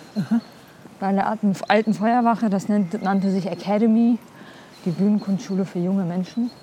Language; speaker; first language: German; early bilingual, other home language; Kurdish